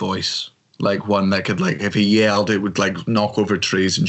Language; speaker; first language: English; native; English